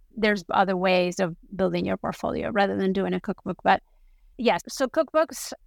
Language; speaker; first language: English; non-native, fluent; Spanish